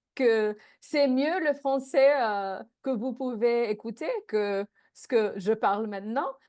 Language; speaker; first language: French; non-native, learner; English